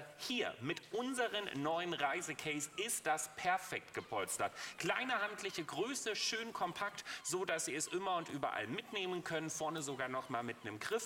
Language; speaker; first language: German; native; German